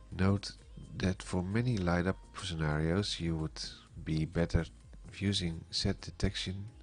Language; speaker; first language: English; non-native, fluent; Dutch